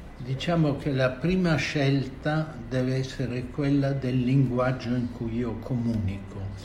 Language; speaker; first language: Italian; native; Italian